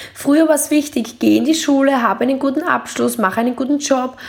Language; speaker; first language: German; native; German